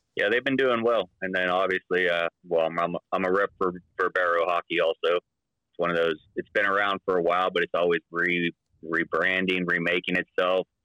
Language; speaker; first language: English; native; English